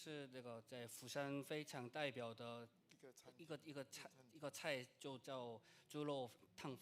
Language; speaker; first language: Chinese; non-native, learner; Korean